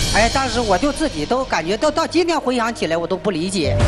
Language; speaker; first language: Chinese; native; Chinese